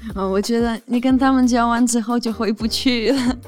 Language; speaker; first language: Chinese; non-native, fluent; Ukrainian